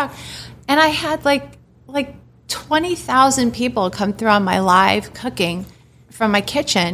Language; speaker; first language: English; native; English